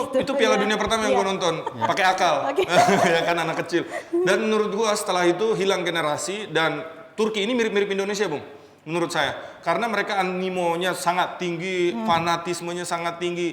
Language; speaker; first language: Indonesian; native; Indonesian